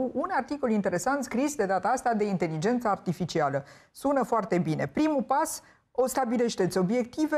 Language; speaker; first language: Romanian; native; Romanian